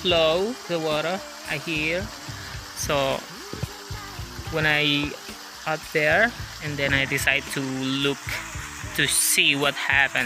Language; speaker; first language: English; non-native, learner; Indonesian